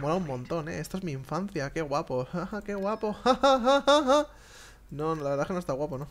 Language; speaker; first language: Spanish; native; Spanish